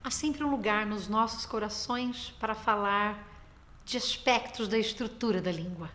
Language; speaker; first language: Portuguese; native; Portuguese